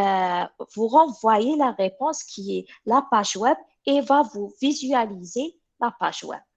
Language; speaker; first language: French; non-native, local second language; Arabic